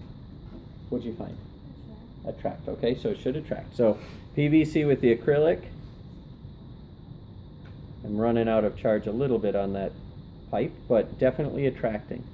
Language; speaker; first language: English; native; English